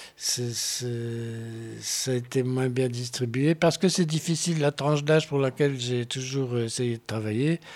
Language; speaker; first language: French; native; French